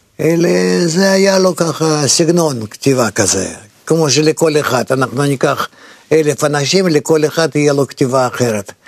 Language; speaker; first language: Hebrew; non-native, fluent; Russian